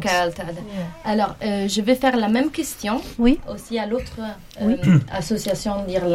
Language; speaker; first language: French; non-native, fluent; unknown